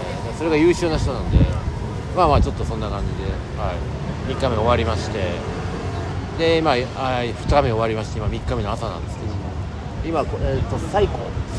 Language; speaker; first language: Japanese; native; Japanese